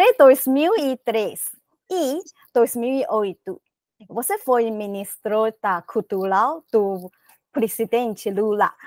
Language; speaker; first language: Portuguese; non-native, learner; Chinese